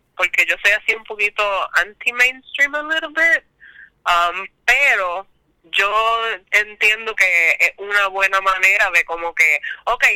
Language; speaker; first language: Spanish; native; Spanish